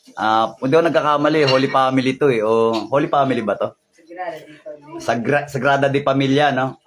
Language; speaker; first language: Filipino; native; Filipino